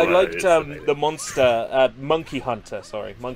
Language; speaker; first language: English; native; English